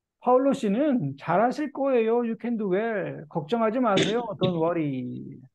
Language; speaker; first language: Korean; native; Korean